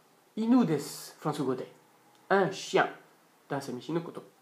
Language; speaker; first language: Japanese; non-native, fluent; French